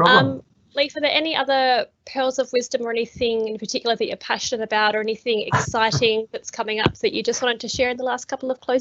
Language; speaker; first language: English; native; English